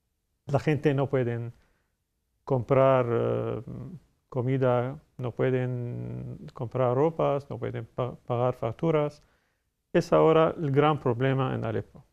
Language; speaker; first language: Spanish; non-native, fluent; Arabic